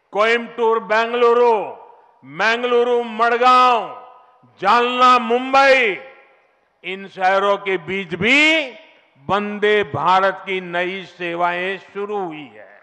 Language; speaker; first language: Hindi; non-native, local second language; Gujarati